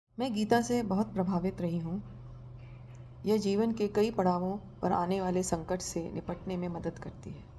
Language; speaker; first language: Hindi; native; Hindi